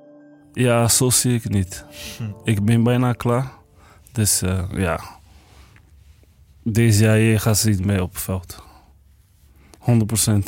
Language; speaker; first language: Dutch; non-native, learner; Portuguese